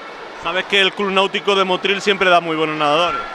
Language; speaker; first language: Spanish; native; Spanish